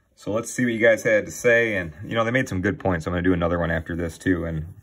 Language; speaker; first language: English; native; English